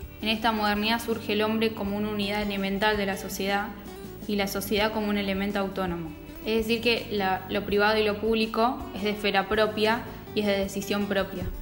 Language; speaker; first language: Spanish; native; Spanish